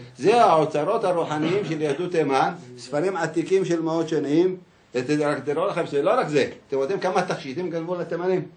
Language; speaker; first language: Hebrew; early bilingual, other home language; Arabic